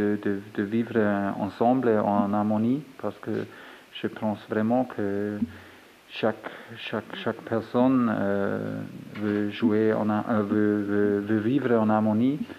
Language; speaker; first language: French; non-native, fluent; German